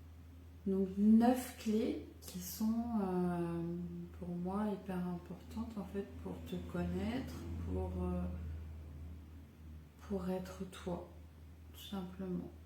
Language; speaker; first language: French; native; French